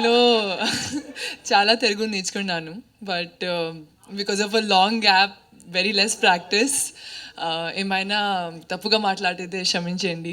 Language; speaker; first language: Telugu; non-native, learner; Hindi